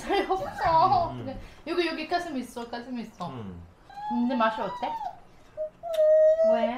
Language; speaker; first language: Korean; non-native, fluent; Arabic